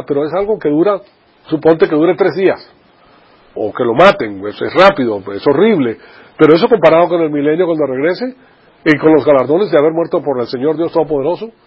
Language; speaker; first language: Spanish; native; Spanish